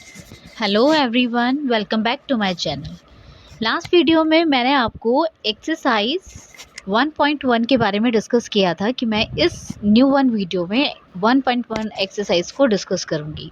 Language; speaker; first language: Hindi; native; Hindi